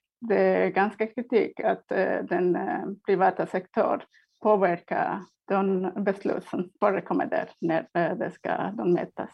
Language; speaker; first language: Swedish; non-native, fluent; Spanish